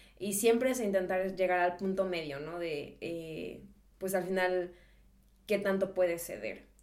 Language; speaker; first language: Spanish; native; Spanish